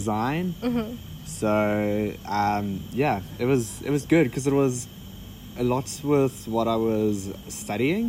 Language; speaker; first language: English; native; English